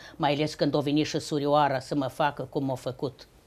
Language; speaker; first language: Romanian; native; Romanian